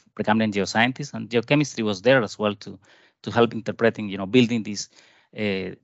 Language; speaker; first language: English; non-native, fluent; Spanish